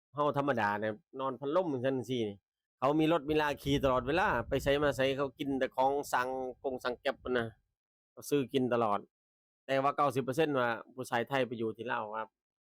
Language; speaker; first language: Thai; native; Thai